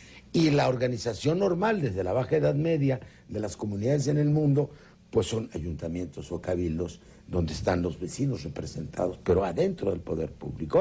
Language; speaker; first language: Spanish; native; Spanish